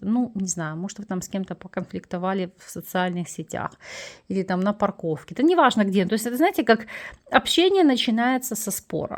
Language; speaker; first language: Russian; native; Russian